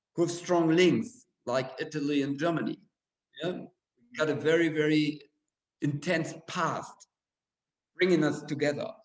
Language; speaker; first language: English; non-native, fluent; German